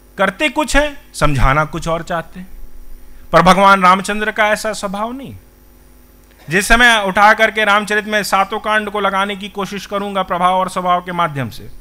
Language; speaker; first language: Hindi; native; Hindi